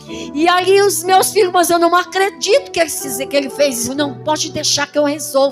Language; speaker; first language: Portuguese; native; Portuguese